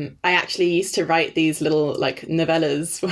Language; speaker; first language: English; non-native, fluent; Danish